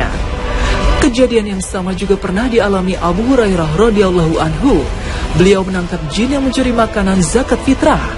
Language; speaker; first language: Indonesian; native; Indonesian